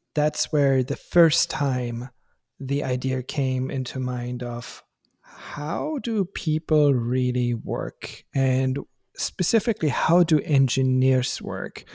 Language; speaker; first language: English; non-native, fluent; German